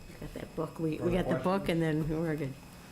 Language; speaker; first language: English; native; English